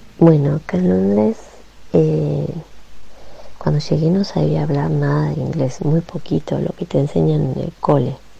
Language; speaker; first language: Spanish; native; Spanish